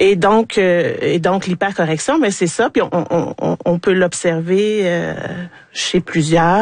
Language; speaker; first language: French; native; French